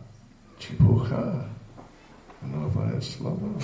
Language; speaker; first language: Russian; non-native, learner; English